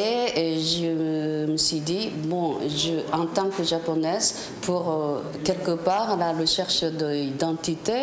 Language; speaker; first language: French; non-native, fluent; Japanese